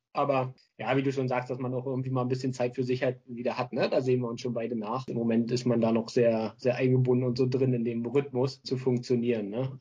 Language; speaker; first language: German; native; German